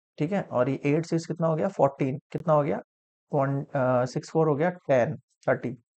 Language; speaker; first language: Hindi; native; Hindi